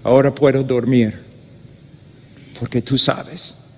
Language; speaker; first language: Spanish; non-native, fluent; English